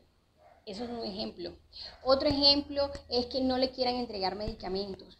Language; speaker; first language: Spanish; native; Spanish